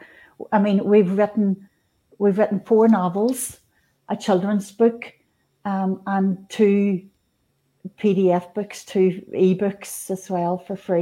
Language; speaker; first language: English; native; English